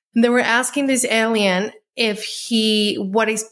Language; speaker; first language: English; non-native, fluent; Spanish